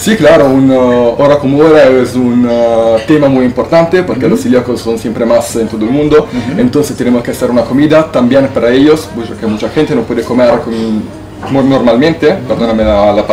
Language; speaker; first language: Spanish; non-native, fluent; Italian